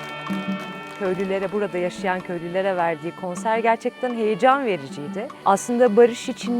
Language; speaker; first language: Turkish; native; Turkish